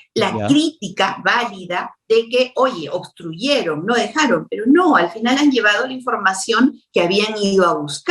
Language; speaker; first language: Spanish; native; Spanish